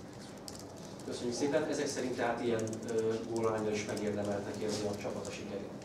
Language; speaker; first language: Hungarian; native; Hungarian